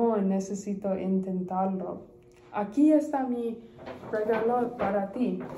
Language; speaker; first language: Spanish; non-native, learner; English